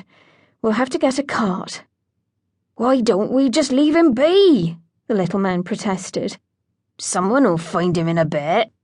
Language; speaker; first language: English; native; English